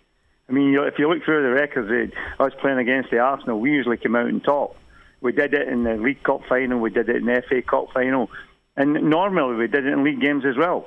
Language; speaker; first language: English; native; English